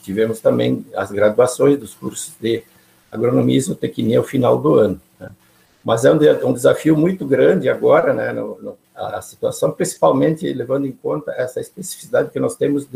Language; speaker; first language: Portuguese; native; Portuguese